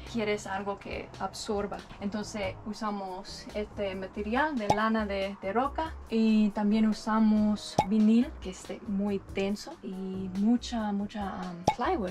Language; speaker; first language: Spanish; non-native, fluent; English